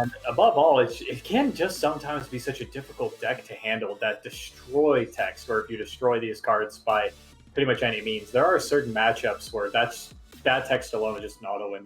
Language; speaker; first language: English; native; English